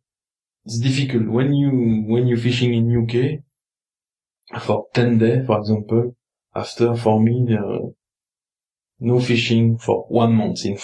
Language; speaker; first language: English; non-native, learner; French